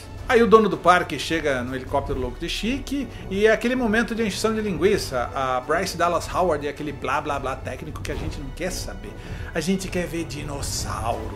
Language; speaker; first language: Portuguese; native; Portuguese